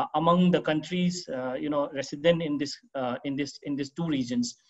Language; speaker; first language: English; non-native, local second language; Manipuri